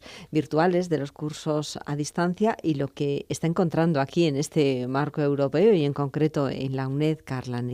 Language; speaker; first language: Spanish; native; Spanish